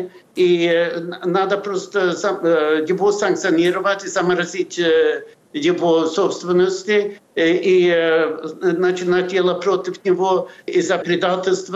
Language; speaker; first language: Russian; non-native, fluent; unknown